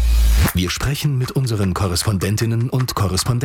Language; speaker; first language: German; native; German